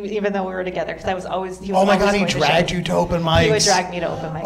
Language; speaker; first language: English; native; English